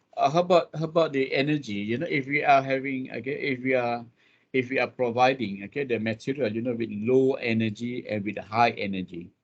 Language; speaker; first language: English; non-native, local second language; Malay